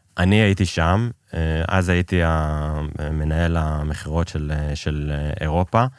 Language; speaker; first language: Hebrew; early bilingual, other home language; Persian